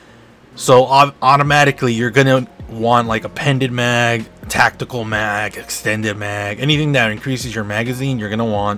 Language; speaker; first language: English; native; English